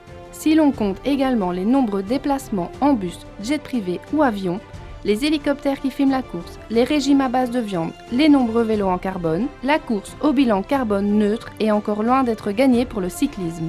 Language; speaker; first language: French; native; French